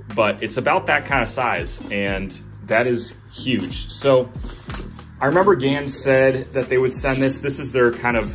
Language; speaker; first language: English; native; English